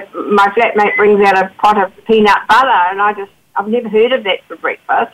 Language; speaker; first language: English; native; English